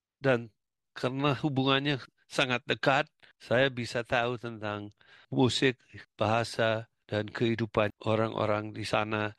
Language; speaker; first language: Indonesian; non-native, fluent; English